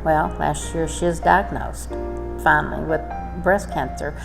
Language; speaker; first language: English; native; English